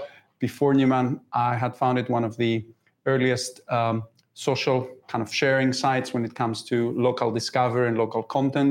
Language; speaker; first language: English; non-native, fluent; Greek